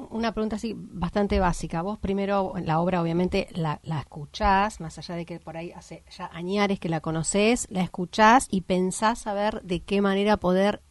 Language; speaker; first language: Spanish; native; Spanish